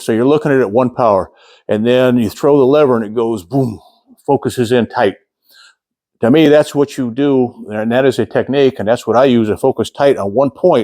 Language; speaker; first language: English; native; English